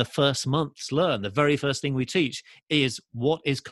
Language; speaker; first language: English; native; English